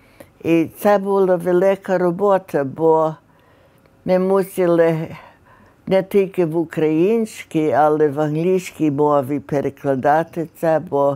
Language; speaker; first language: Ukrainian; early bilingual, heritage; Ukrainian